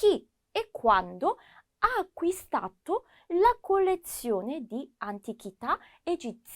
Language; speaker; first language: Italian; non-native, fluent; Korean